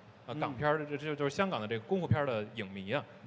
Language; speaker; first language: Chinese; native; Chinese